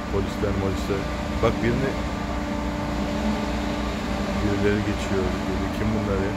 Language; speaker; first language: Turkish; early bilingual, other home language; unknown